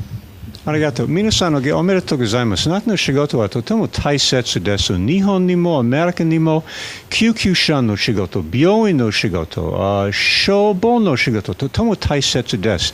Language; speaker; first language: Japanese; non-native, learner; English